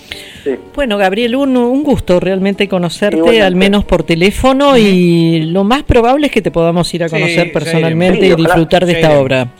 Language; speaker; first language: Spanish; native; Spanish